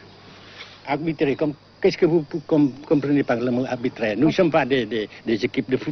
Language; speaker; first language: French; non-native, fluent; Vietnamese